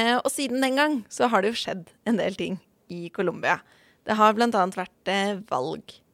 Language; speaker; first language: Norwegian; native; Norwegian